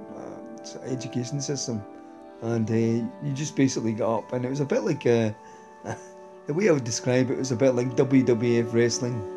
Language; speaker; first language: English; native; English